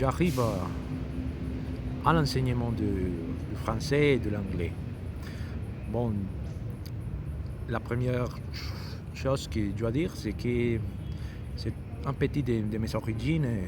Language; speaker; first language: French; non-native, learner; Spanish